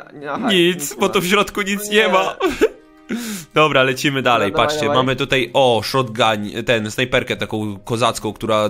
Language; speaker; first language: Polish; native; Polish